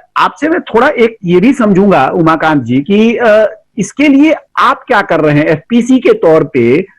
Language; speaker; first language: Hindi; native; Hindi